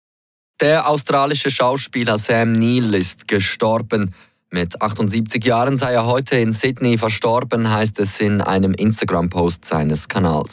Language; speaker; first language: German; native; German